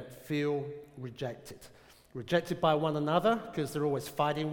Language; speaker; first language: English; native; English